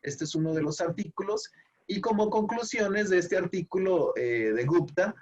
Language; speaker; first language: Spanish; native; Spanish